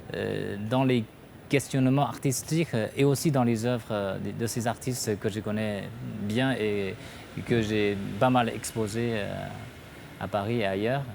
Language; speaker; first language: French; non-native, fluent; Chinese